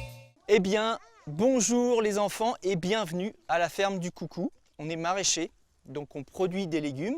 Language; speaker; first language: French; native; French